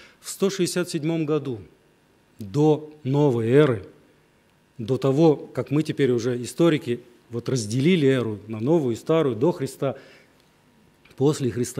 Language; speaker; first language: Russian; native; Russian